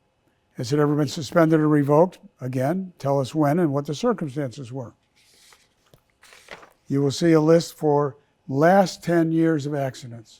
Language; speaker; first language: English; native; English